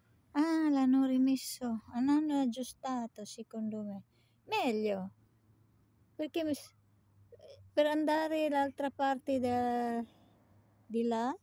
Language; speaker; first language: Italian; non-native, fluent; Filipino